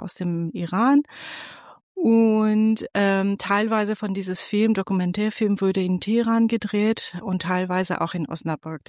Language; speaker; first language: German; non-native, fluent; Persian